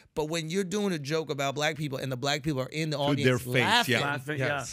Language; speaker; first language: English; native; English